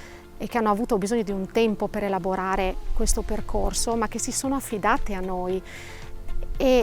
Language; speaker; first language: Italian; native; Italian